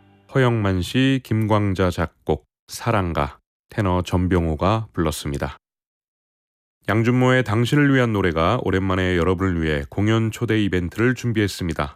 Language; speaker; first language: Korean; native; Korean